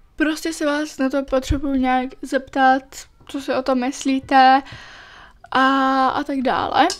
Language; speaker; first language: Czech; early bilingual, other home language; Italian